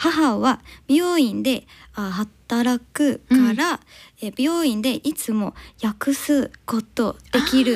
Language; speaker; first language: Japanese; non-native, learner; English